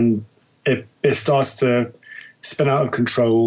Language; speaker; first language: English; native; English